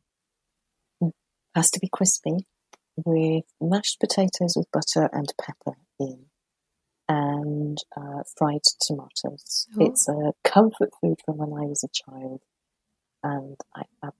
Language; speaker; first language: English; native; English